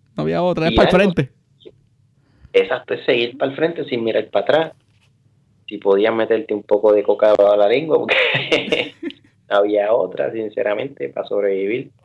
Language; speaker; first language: Spanish; native; Spanish